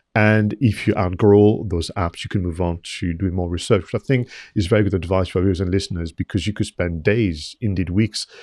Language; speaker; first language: English; non-native, fluent; French